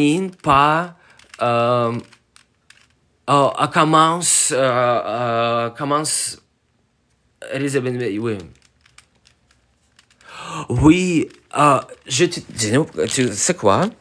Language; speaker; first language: French; non-native, learner; Russian